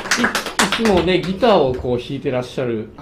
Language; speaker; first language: Japanese; native; Japanese